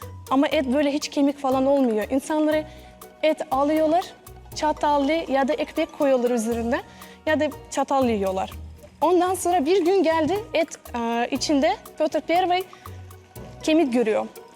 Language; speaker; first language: Turkish; non-native, fluent; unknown